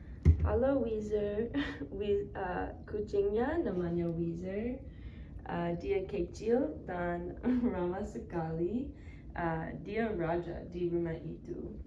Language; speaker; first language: Indonesian; non-native, learner; English